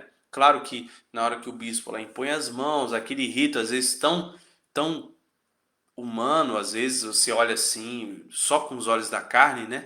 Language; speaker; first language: Portuguese; native; Portuguese